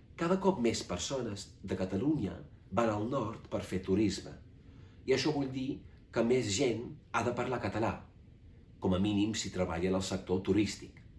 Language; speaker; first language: Catalan; non-native, fluent; English